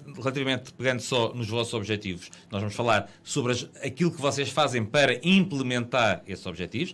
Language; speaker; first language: Portuguese; native; Portuguese